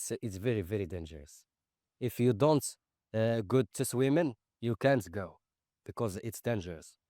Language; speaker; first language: English; non-native, learner; Arabic